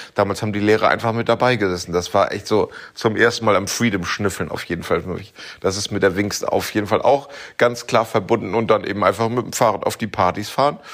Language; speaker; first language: German; native; German